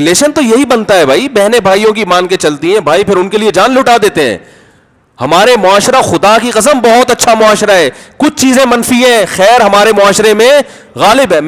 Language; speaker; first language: Urdu; native; Urdu